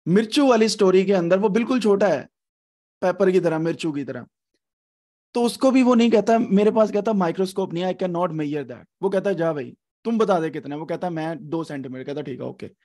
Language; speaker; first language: Urdu; non-native, local second language; Punjabi